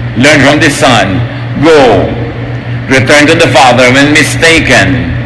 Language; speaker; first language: English; non-native, local second language; Filipino